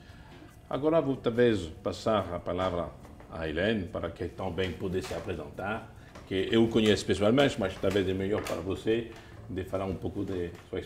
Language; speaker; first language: Portuguese; non-native, fluent; French